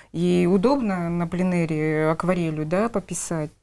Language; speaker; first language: Russian; native; Russian